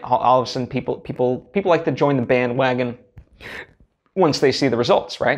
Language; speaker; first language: English; native; English